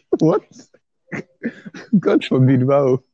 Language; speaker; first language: English; non-native, local second language; Yoruba